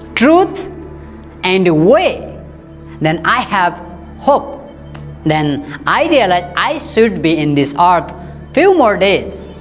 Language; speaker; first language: English; non-native, local second language; Nepali